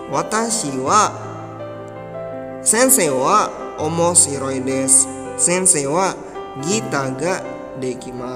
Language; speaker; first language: Japanese; non-native, fluent; Indonesian